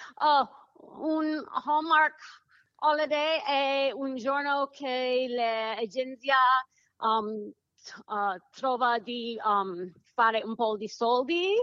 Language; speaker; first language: Italian; non-native, learner; English